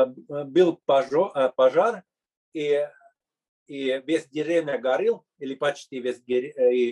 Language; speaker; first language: Russian; non-native, fluent; Finnish